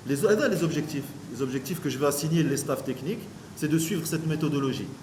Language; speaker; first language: French; non-native, local second language; Arabic